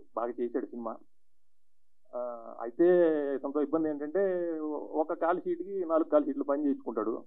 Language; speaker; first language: Telugu; native; Telugu